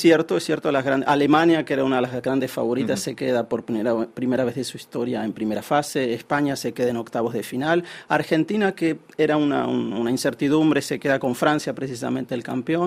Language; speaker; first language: Spanish; native; Spanish